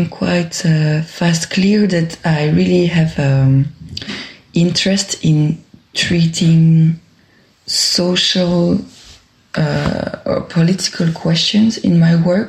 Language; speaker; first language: English; non-native, fluent; French